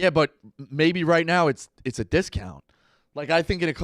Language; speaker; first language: English; native; English